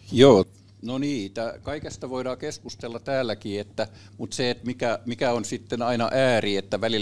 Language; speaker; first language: Finnish; native; Finnish